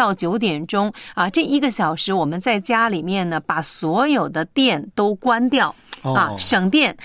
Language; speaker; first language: Chinese; native; Chinese